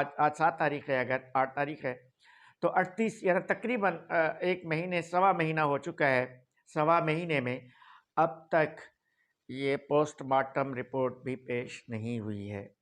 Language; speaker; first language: Urdu; non-native, local second language; Sindhi